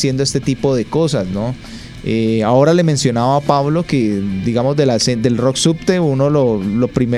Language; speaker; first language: Spanish; native; Spanish